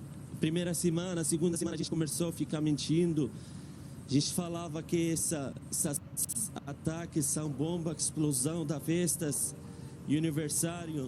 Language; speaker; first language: Portuguese; non-native, fluent; Arabic